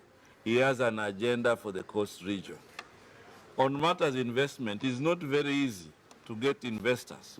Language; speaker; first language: English; non-native, local second language; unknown